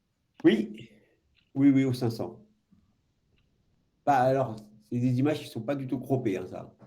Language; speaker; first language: French; native; French